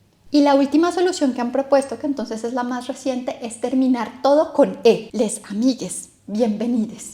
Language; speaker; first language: Spanish; native; Spanish